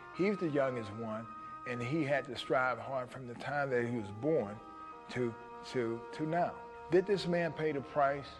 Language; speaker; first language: English; native; English